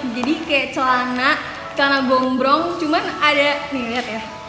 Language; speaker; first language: Indonesian; native; Indonesian